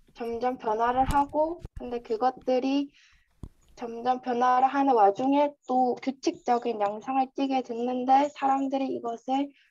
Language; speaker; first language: Korean; non-native, fluent; Vietnamese